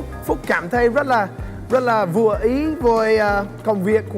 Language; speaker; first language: Vietnamese; non-native, learner; English